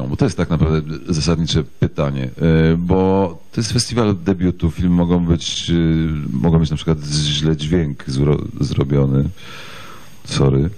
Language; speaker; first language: Polish; native; Polish